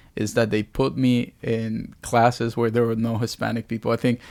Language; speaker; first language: English; early bilingual, other home language; Spanish